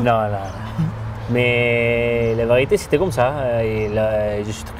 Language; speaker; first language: French; non-native, fluent; Spanish